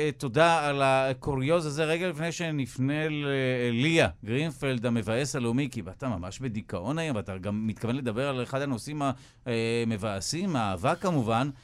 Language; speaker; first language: Hebrew; native; Hebrew